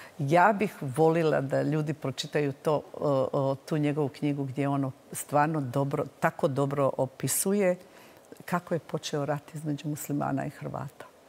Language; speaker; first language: Croatian; native; Croatian